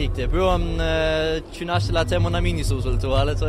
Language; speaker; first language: Polish; non-native, learner; Danish